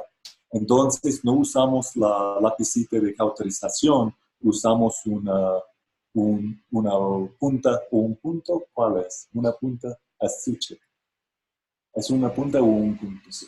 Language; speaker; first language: Spanish; non-native, fluent; English